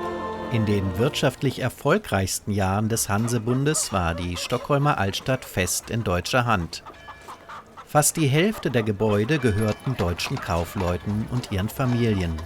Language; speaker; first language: German; native; German